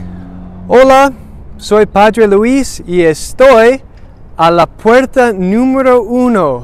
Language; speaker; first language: Spanish; non-native, learner; English